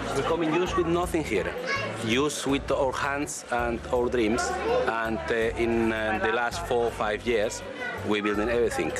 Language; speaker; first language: English; non-native, learner; Spanish